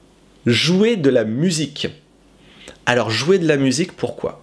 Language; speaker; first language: French; native; French